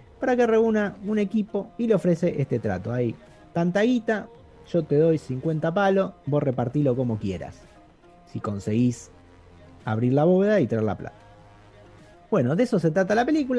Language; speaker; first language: Spanish; native; Spanish